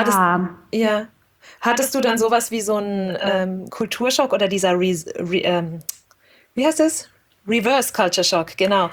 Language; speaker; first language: German; native; German